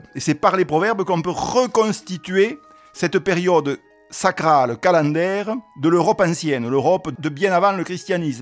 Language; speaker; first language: French; native; French